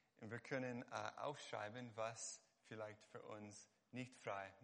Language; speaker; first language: German; non-native, fluent; Hungarian